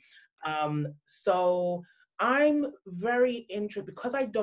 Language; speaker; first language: English; native; English